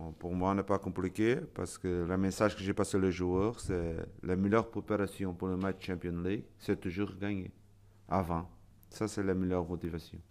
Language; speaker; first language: French; non-native, learner; Portuguese